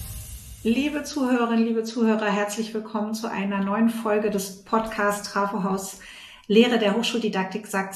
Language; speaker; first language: German; native; German